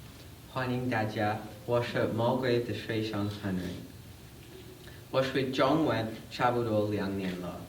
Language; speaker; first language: Chinese; non-native, learner; English